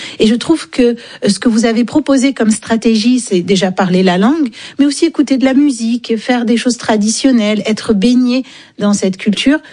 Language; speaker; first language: French; native; French